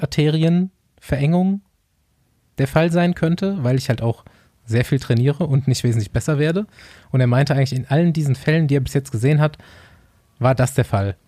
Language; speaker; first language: German; native; German